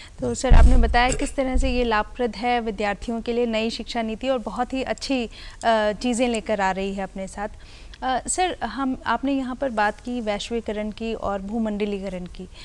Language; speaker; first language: Hindi; native; Hindi